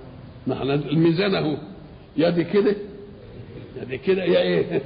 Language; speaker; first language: Arabic; native; Arabic